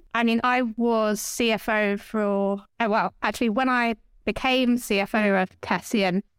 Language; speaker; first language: English; native; English